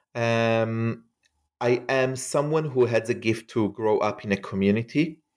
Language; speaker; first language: English; non-native, fluent; Hebrew